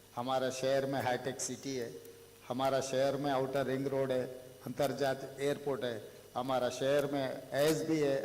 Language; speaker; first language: Hindi; non-native, local second language; Telugu